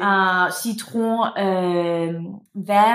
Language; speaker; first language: French; non-native, fluent; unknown